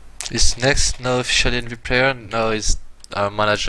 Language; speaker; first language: English; non-native, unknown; French